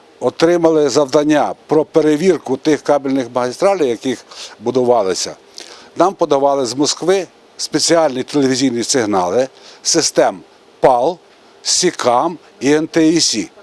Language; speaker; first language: Ukrainian; native; Ukrainian